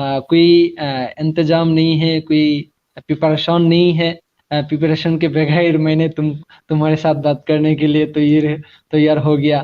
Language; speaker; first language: Hindi; non-native, learner; Bangla